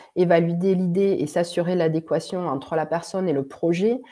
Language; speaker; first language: French; native; French